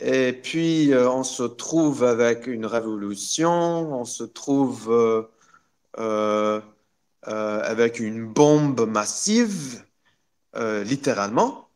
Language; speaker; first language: French; non-native, local second language; Arabic